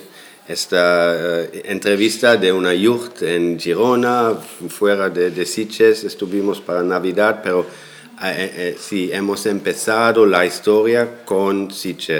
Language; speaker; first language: Spanish; non-native, fluent; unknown